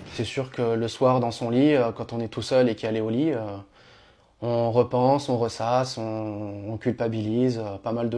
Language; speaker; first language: French; native; French